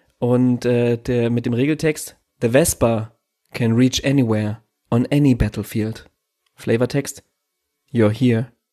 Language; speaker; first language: German; native; German